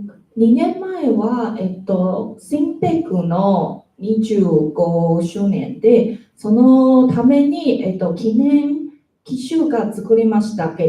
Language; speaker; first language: Japanese; non-native, learner; Chinese